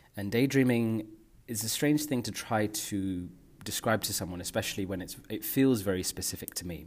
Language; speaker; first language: English; native; English